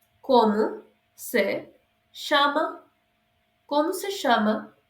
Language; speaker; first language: Portuguese; non-native, fluent; Hindi